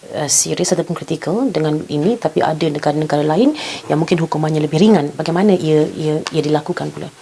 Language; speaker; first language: Malay; native; Malay